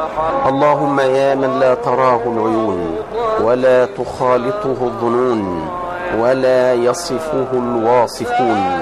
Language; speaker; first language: Arabic; native; Arabic